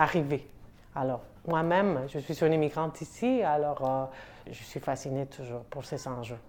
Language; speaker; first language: French; non-native, fluent; Spanish